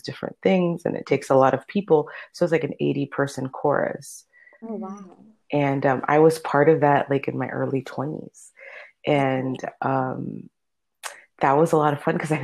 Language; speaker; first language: English; early bilingual, other home language; Spanish